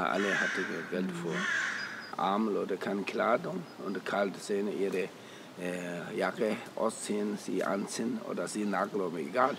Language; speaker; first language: German; non-native, learner; Tibetan